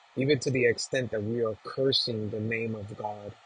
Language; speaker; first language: English; native; English